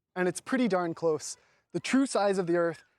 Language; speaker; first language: English; native; English